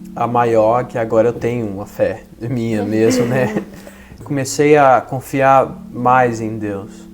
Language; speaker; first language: Portuguese; early bilingual, heritage; Portuguese